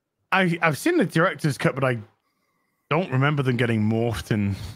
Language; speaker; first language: English; native; English